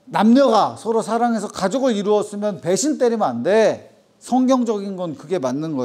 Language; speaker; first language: Korean; native; Korean